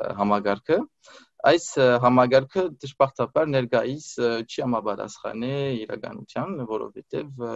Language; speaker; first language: Armenian; early bilingual, heritage; Armenian